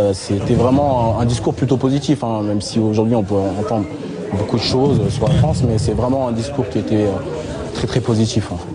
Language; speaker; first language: French; early bilingual, other home language; Lingala